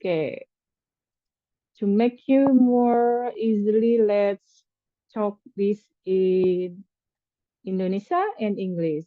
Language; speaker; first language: English; non-native, fluent; Indonesian